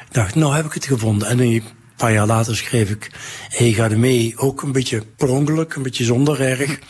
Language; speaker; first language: Dutch; native; Dutch